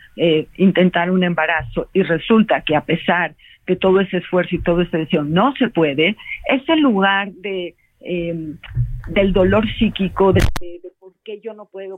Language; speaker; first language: Spanish; native; Spanish